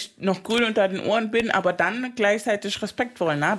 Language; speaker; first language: German; non-native, fluent; Spanish